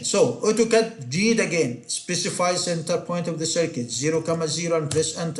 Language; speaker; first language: English; non-native, fluent; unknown